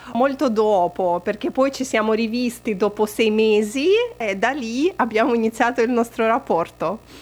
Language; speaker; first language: Italian; non-native, fluent; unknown